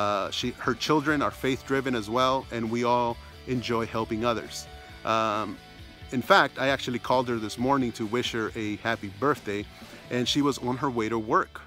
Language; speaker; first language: English; early bilingual, other home language; Spanish